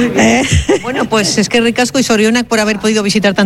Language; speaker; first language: Spanish; native; Spanish